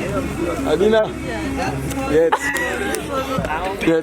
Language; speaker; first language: German; native; German